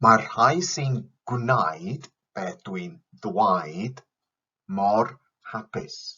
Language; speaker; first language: Welsh; non-native, fluent; English